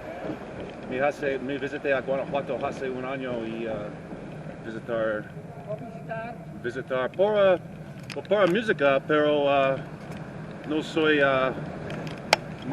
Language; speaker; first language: Spanish; non-native, learner; English